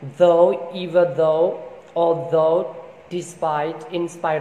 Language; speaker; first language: English; non-native, fluent; S'gaw Karen